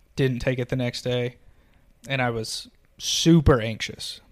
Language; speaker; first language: English; native; English